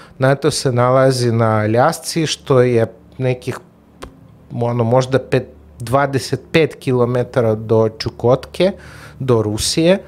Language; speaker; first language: Serbian; non-native, fluent; Russian